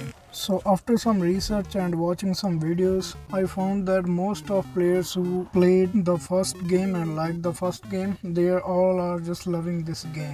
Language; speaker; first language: English; non-native, fluent; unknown